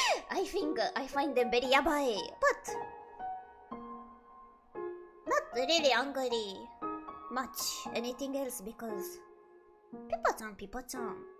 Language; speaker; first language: English; non-native, learner; Japanese